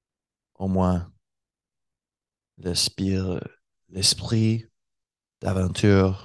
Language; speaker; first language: French; non-native, learner; English